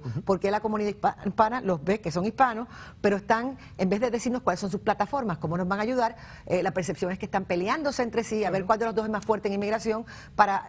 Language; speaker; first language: Spanish; native; Spanish